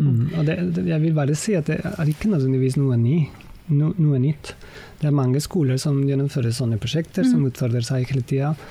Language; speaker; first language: Norwegian; non-native, fluent; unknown